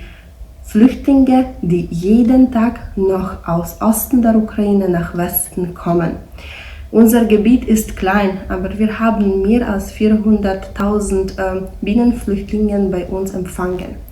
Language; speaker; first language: German; early bilingual, heritage; German